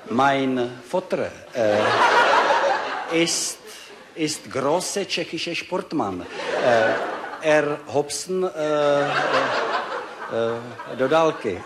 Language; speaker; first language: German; non-native, learner; Czech